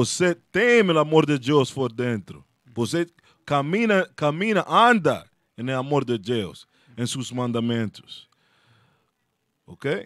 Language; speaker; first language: Portuguese; non-native, fluent; Spanish